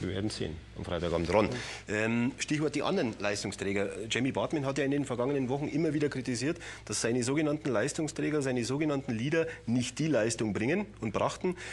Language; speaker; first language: German; native; German